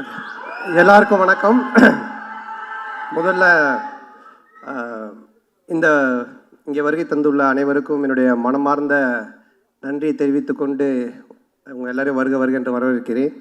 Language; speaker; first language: Tamil; native; Tamil